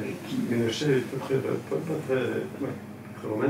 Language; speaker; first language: French; native; French